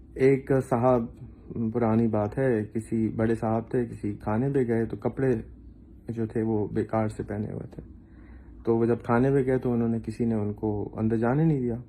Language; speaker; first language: Urdu; native; Urdu